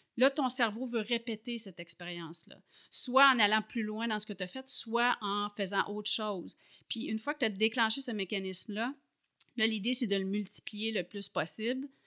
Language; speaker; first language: French; native; French